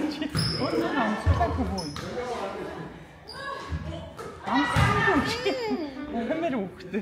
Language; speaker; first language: Swedish; non-native, learner; Mongolian